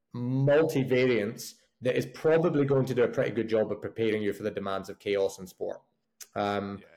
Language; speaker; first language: English; native; English